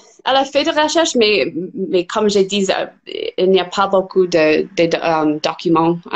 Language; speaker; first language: French; non-native, fluent; English